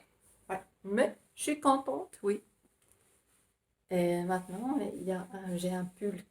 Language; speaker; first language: French; non-native, fluent; Finnish